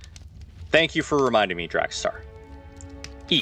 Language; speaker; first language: English; native; English